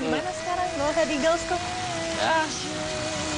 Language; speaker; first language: Indonesian; native; Indonesian